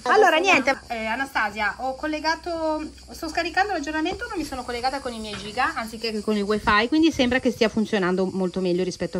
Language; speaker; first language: Italian; native; Italian